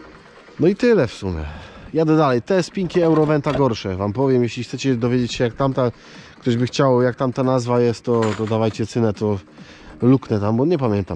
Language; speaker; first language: Polish; native; Polish